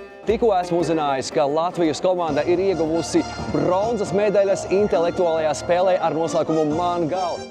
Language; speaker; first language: Latvian; native; Latvian